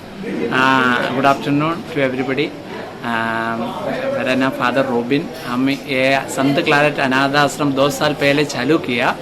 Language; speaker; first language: Hindi; non-native, local second language; Malayalam